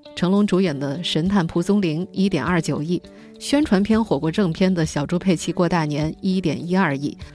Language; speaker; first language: Chinese; native; Chinese